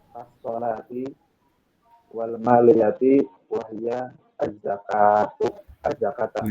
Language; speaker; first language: Arabic; non-native, learner; Indonesian